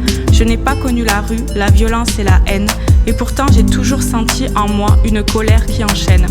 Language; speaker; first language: French; native; French